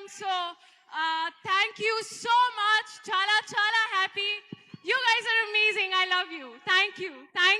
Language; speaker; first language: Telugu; non-native, learner; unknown